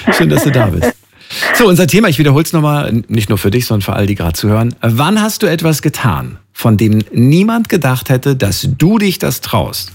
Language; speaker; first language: German; native; German